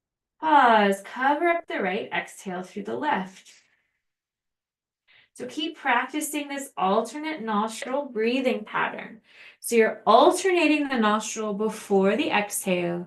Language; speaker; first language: English; native; English